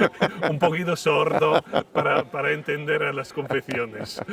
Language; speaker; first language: Spanish; non-native, fluent; French